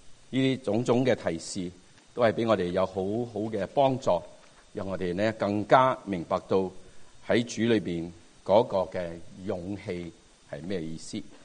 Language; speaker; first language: Cantonese; native; Cantonese